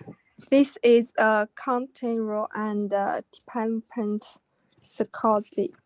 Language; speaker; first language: English; non-native, learner; Chinese